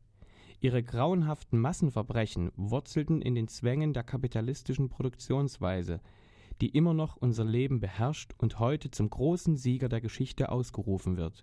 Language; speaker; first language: German; native; German